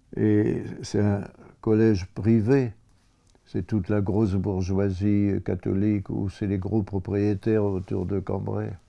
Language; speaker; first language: French; native; French